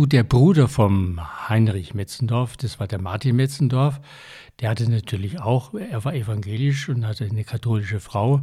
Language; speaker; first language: German; native; German